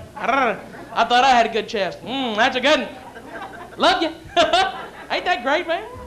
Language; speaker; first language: English; native; English